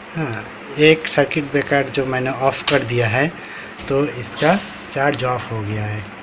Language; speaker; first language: Hindi; non-native, local second language; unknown